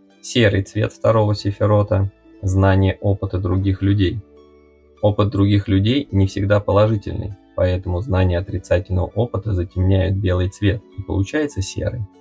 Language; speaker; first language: Russian; native; Russian